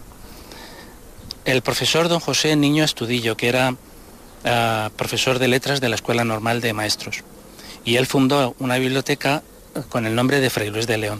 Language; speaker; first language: Spanish; native; Spanish